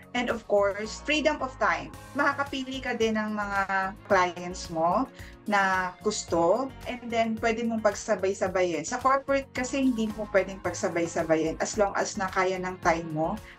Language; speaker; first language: Filipino; non-native, local second language; Bikol